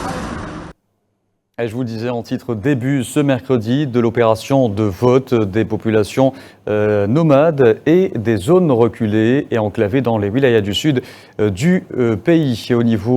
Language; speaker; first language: French; non-native, local second language; Arabic